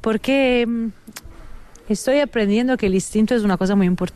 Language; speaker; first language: Spanish; non-native, fluent; Italian